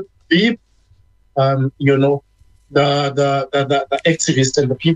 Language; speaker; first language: English; non-native, local second language; Zulu